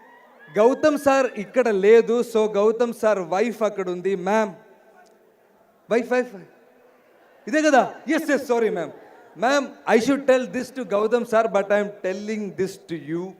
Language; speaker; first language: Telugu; non-native, learner; Malayalam